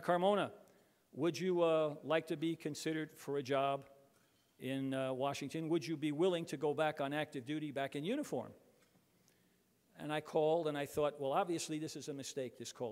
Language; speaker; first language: English; early bilingual, other home language; Spanish